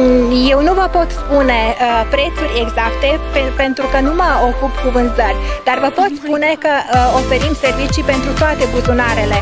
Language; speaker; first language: Romanian; non-native, fluent; Hungarian